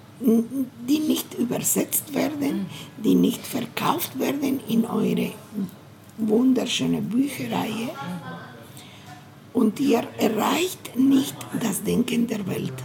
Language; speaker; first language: German; non-native, learner; Spanish